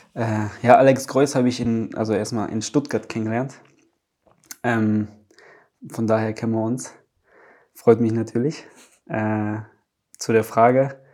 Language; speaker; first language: German; early bilingual, other home language; Polish